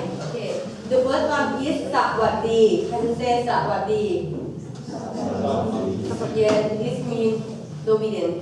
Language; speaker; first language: English; non-native, local second language; Thai